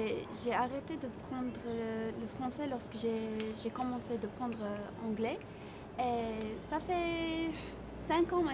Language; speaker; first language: French; non-native, learner; Arabic